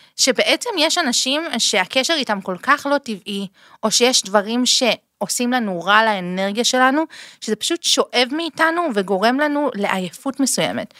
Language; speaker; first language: Hebrew; early bilingual, other home language; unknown